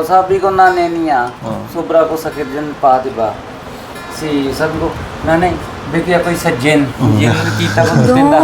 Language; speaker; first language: Filipino; non-native, learner; Punjabi